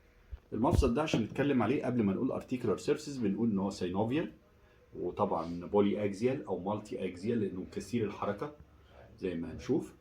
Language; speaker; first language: Arabic; native; Arabic